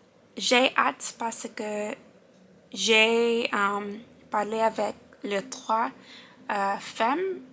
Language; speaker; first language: French; non-native, learner; English